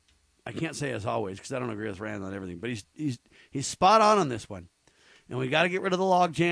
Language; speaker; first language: English; native; English